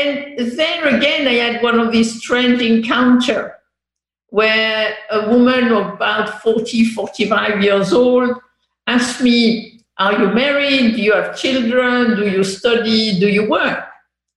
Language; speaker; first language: English; non-native, fluent; French